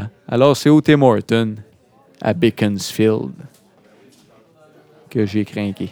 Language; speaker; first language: French; native; French